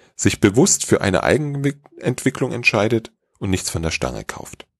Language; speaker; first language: German; native; German